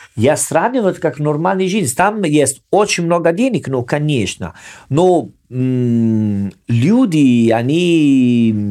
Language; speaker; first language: Russian; non-native, learner; Italian